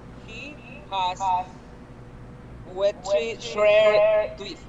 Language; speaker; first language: English; non-native, learner; Spanish